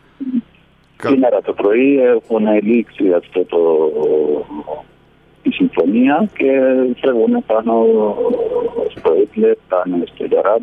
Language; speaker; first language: Greek; early bilingual, heritage; Greek